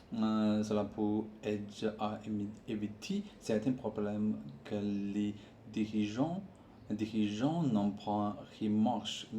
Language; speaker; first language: French; non-native, learner; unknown